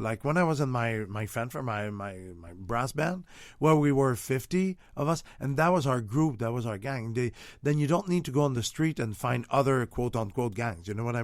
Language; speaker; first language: English; non-native, fluent; French